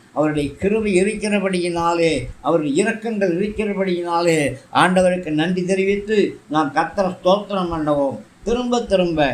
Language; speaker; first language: Tamil; native; Tamil